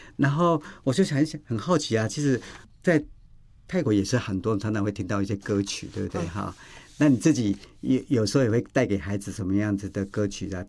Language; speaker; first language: Chinese; native; Chinese